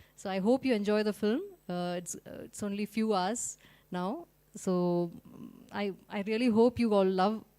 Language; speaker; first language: English; non-native, local second language; Malayalam